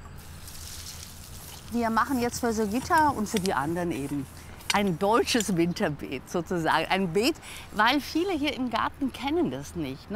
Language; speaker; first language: German; native; German